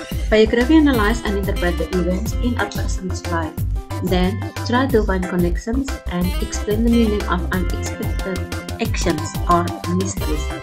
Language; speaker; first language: English; non-native, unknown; Indonesian